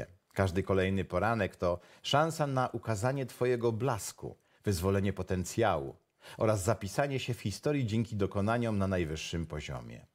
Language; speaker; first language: Polish; native; Polish